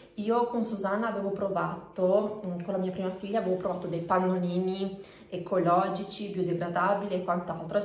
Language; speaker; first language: Italian; native; Italian